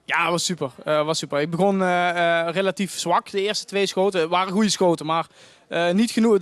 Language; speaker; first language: Dutch; native; Dutch